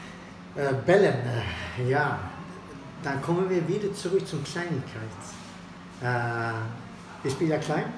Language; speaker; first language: German; non-native, fluent; Swedish